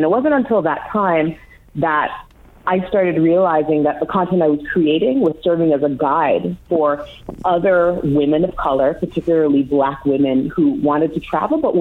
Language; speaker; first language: English; native; English